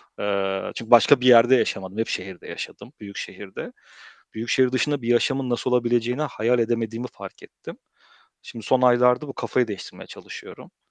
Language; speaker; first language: Turkish; early bilingual, heritage; Turkish